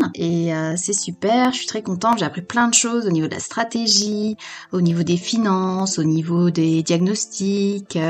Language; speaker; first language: French; native; French